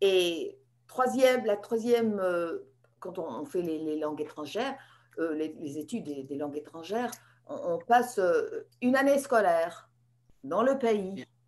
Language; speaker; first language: French; non-native, fluent; English